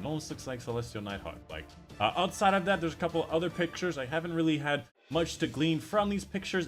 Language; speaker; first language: English; native; English